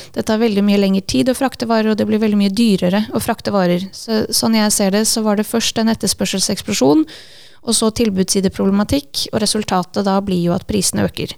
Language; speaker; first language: Norwegian; native; Norwegian